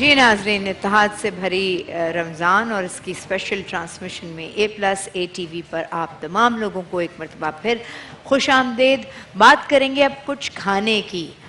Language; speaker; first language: Urdu; native; Urdu